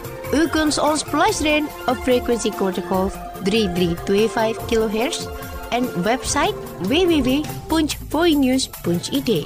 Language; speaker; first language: Dutch; non-native, fluent; Indonesian